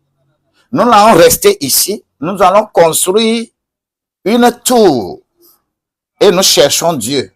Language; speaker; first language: French; non-native, local second language; Ewe